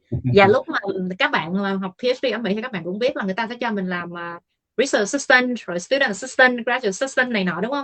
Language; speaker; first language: Vietnamese; native; Vietnamese